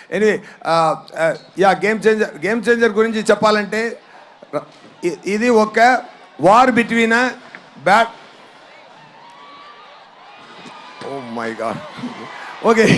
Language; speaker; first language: Telugu; non-native, learner; Tamil